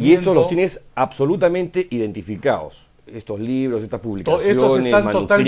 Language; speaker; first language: Spanish; native; Spanish